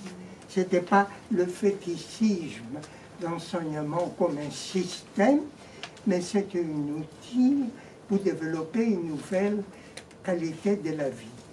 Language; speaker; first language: French; non-native, fluent; Greek